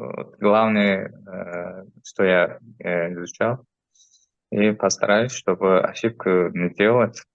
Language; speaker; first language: Russian; non-native, fluent; Uzbek